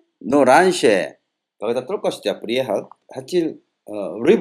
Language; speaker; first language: Russian; non-native, learner; Korean